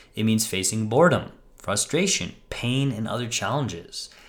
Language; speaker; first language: English; native; English